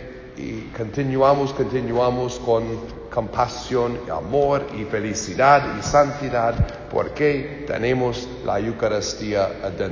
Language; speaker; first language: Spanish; non-native, learner; English